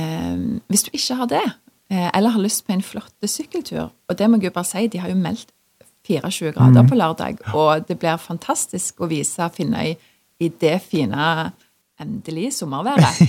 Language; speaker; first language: Norwegian; native; Norwegian